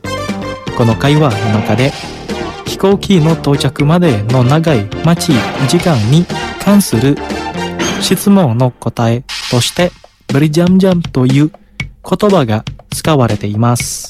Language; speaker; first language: Japanese; non-native, fluent; Indonesian